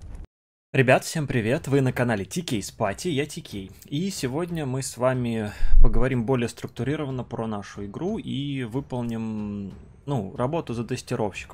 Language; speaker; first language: Russian; native; Russian